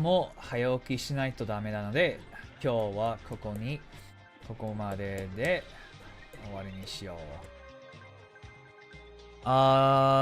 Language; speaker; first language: Japanese; non-native, learner; English